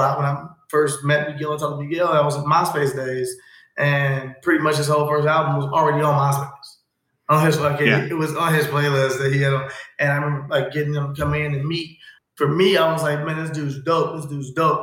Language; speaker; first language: English; native; English